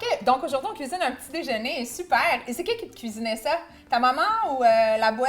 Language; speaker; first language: French; native; French